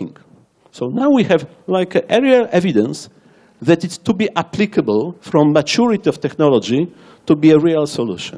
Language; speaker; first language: English; non-native, fluent; Polish